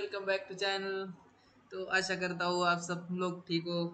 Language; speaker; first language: Hindi; non-native, local second language; Marathi